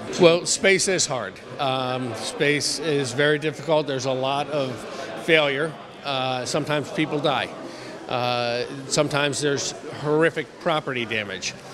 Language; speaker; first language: English; native; English